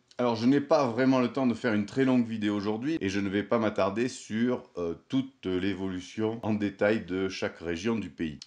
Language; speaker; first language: French; native; French